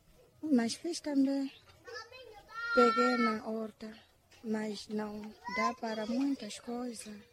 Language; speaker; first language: Portuguese; non-native, local second language; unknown